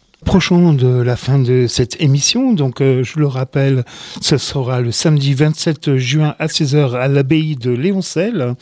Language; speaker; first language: French; native; French